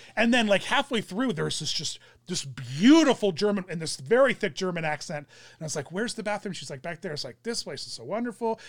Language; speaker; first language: English; early bilingual, other home language; German